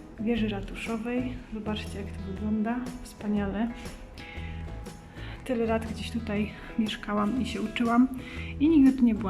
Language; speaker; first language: Polish; native; Polish